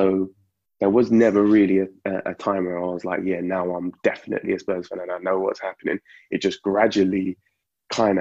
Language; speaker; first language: English; native; English